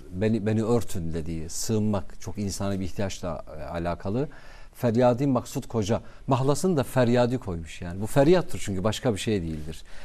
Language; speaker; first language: Turkish; non-native, local second language; Kurdish